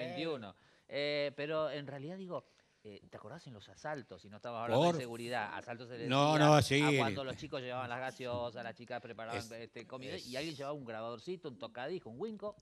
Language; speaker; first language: Spanish; native; Spanish